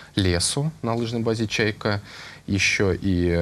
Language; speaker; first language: Russian; native; Russian